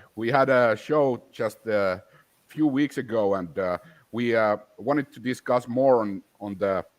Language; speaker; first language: English; non-native, fluent; Finnish